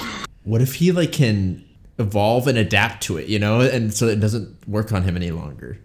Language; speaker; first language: English; native; English